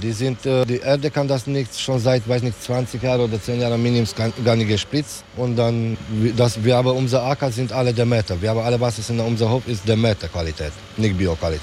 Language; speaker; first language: German; non-native, learner; Romanian